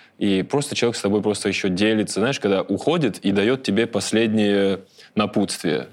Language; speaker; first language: Russian; native; Russian